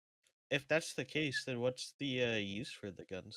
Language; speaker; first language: English; native; English